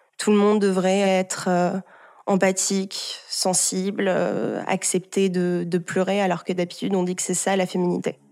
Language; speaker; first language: French; early bilingual, heritage; French